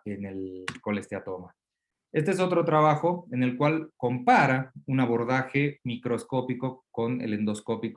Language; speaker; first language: Spanish; native; Spanish